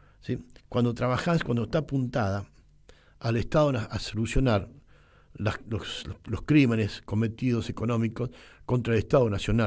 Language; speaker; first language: Spanish; native; Spanish